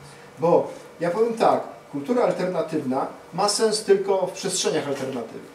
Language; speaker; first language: Polish; native; Polish